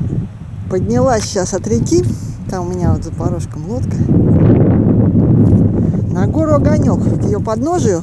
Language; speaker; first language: Russian; native; Russian